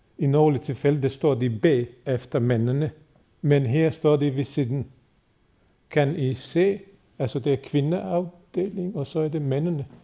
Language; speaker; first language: Danish; non-native, fluent; Bosnian